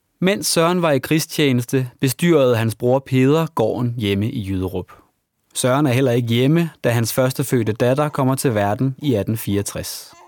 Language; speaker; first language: Danish; native; Danish